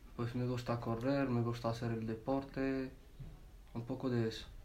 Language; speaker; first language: Spanish; non-native, learner; Arabic